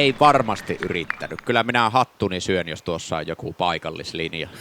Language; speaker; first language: Finnish; native; Finnish